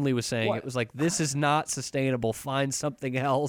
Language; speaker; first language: English; native; English